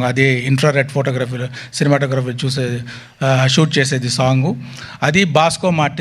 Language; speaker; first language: Telugu; non-native, local second language; Tamil